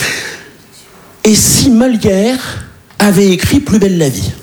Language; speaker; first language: French; native; French